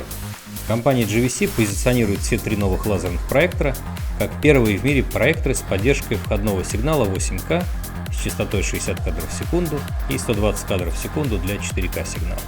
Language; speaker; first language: Russian; native; Russian